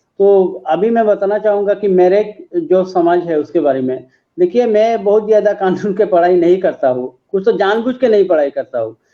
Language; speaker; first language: Hindi; non-native, local second language; Bangla